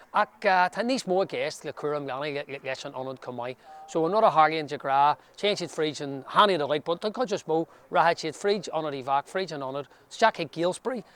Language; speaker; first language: Irish; non-native, local second language; English